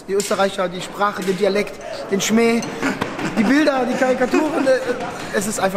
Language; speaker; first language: German; native; German